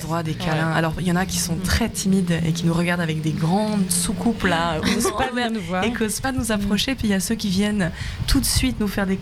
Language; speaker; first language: French; native; French